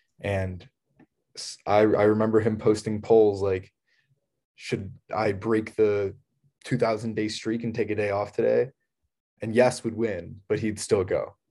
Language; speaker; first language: English; native; English